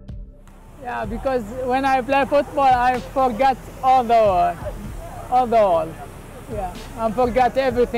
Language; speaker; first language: English; non-native, learner; Arabic